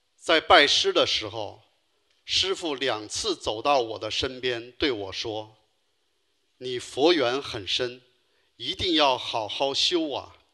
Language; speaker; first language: Chinese; native; Chinese